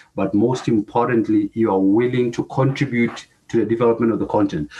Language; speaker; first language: English; non-native, local second language; Southern Sotho